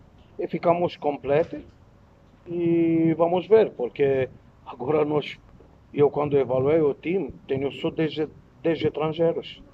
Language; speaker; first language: Portuguese; non-native, learner; Romanian